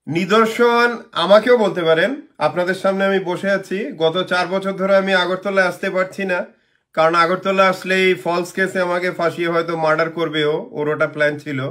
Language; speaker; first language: Bangla; native; Bangla